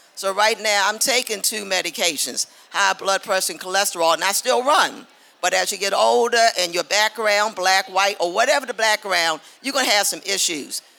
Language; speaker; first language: English; native; English